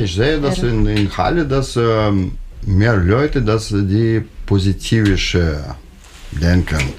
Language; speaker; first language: German; non-native, learner; Russian